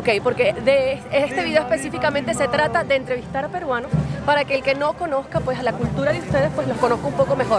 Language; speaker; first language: Spanish; native; Spanish